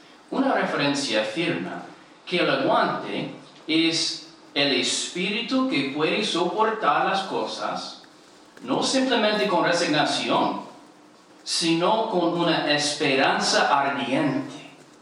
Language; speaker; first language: Spanish; non-native, learner; English